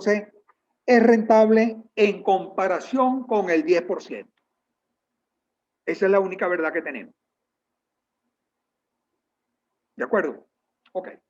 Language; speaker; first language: Spanish; native; Spanish